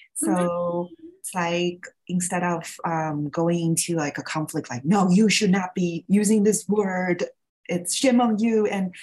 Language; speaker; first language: English; early bilingual, other home language; Thai